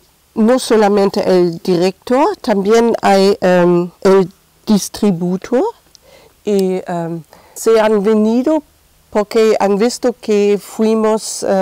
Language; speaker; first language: Spanish; non-native, fluent; German